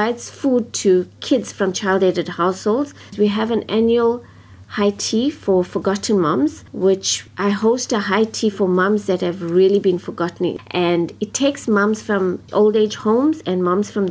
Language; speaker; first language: English; native; English